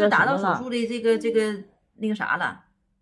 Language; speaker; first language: Chinese; native; Chinese